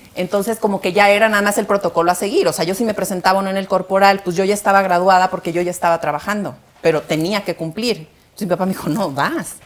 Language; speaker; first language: Spanish; native; Spanish